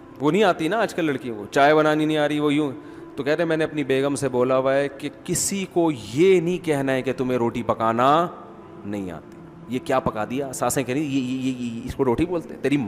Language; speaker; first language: Urdu; native; Urdu